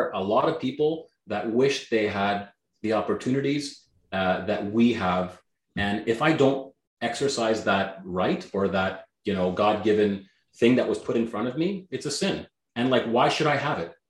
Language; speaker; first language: English; non-native, fluent; Greek